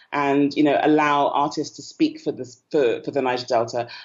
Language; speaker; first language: English; native; English